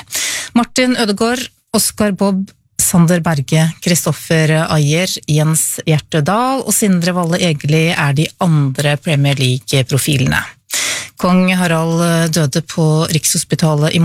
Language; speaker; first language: Norwegian; native; Norwegian